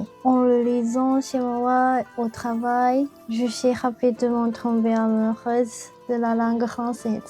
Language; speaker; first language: French; non-native, learner; Japanese